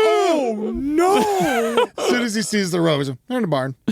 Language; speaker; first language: English; native; English